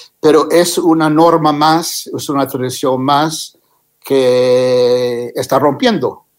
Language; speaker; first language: Spanish; non-native, fluent; English